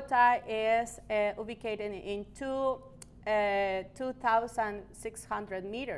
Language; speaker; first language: English; non-native, learner; Spanish